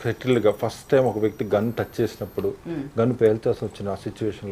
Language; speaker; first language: Telugu; native; Telugu